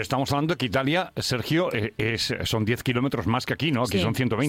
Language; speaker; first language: Spanish; native; Spanish